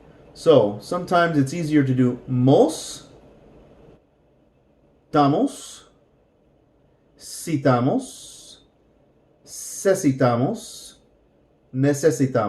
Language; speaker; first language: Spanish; non-native, fluent; English